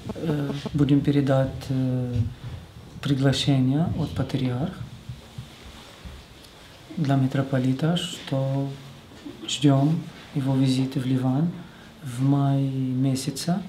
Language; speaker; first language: Russian; non-native, learner; Arabic